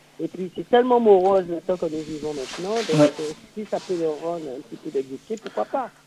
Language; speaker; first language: French; native; French